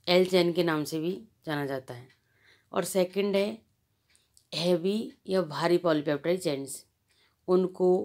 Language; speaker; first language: Hindi; native; Hindi